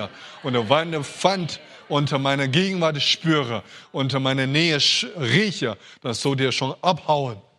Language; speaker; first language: German; non-native, fluent; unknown